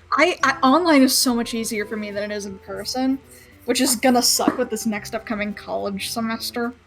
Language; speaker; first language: English; native; English